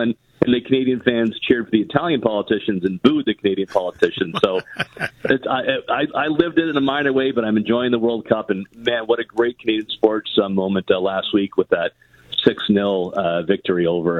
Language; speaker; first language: English; native; English